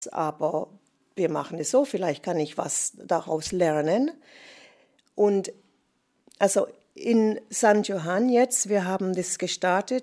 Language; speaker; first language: German; non-native, fluent; English